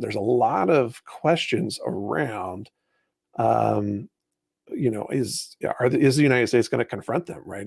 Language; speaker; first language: English; native; English